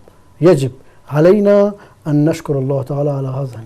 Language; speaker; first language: Arabic; non-native, fluent; Indonesian